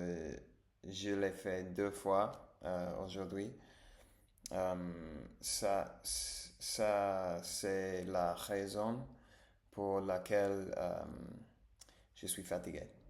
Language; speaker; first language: French; non-native, learner; English